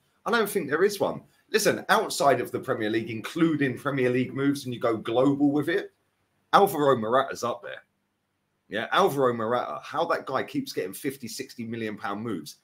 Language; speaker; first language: English; native; English